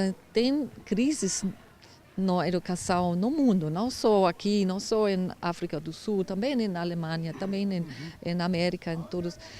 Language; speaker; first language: Portuguese; non-native, fluent; German